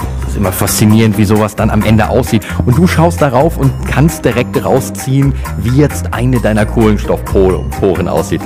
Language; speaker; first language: German; native; German